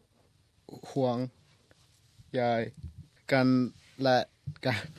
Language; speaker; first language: Thai; early bilingual, heritage; English